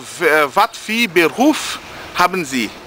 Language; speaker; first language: German; non-native, learner; Portuguese